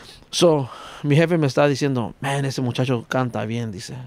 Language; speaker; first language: Spanish; early bilingual, heritage; Spanish